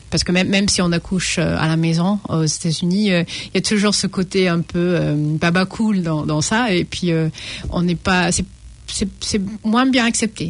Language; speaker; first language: French; non-native, fluent; English